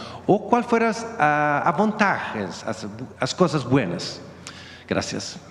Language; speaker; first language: Spanish; non-native, fluent; Swedish